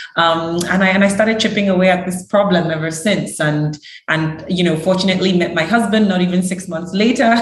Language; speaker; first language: English; early bilingual, other home language; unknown